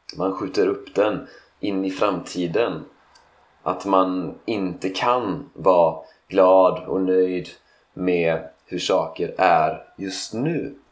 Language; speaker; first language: Swedish; native; Swedish